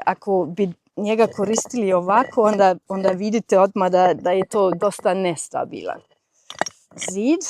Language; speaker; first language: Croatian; non-native, fluent; German